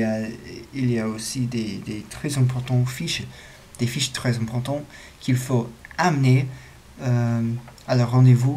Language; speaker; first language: French; non-native, learner; English